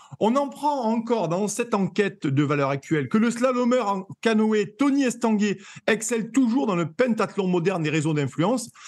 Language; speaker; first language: French; native; French